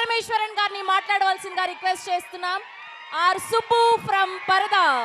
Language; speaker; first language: Telugu; native; Telugu